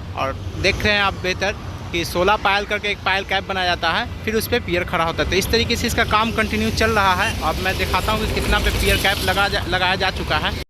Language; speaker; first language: Hindi; native; Hindi